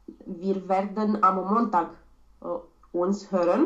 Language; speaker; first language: German; non-native, learner; Romanian